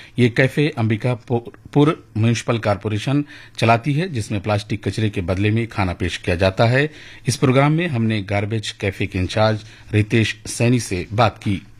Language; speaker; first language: Urdu; native; Urdu